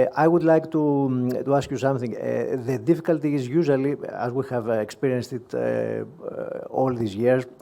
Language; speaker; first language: English; non-native, fluent; Greek